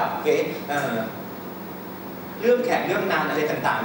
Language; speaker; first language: Thai; native; Thai